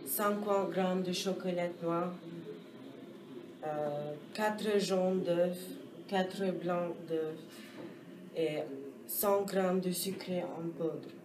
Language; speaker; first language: French; non-native, learner; English